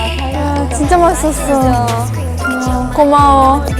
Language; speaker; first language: Korean; non-native, fluent; Japanese